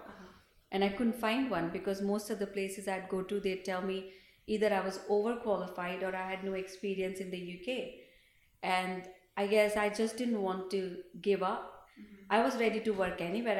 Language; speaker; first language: English; non-native, local second language; Hindi